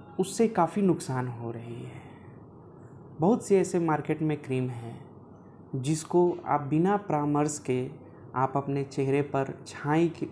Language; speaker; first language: Hindi; native; Hindi